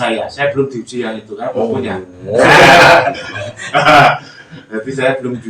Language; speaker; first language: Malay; non-native, local second language; Javanese